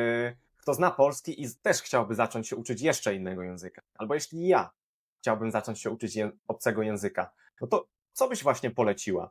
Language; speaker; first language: Polish; native; Polish